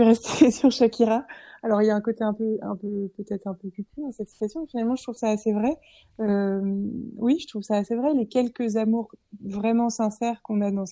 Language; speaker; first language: French; native; French